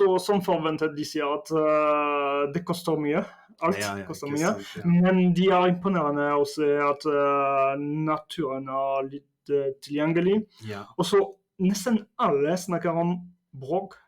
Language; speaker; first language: Norwegian; non-native, fluent; French